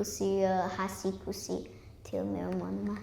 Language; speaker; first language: Nepali; early bilingual, heritage; Nepali